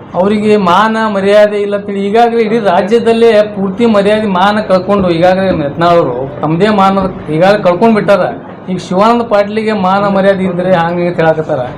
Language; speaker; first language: Kannada; native; Kannada